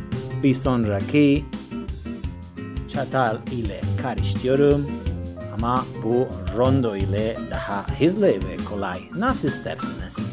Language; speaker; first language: Turkish; non-native, learner; Spanish